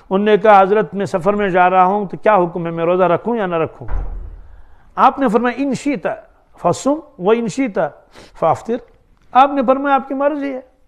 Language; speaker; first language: Hindi; non-native, local second language; Kashmiri